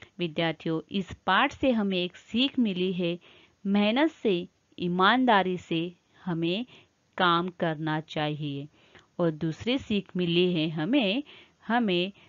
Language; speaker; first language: Hindi; non-native, local second language; Marathi